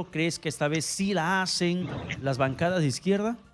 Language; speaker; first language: Spanish; native; Spanish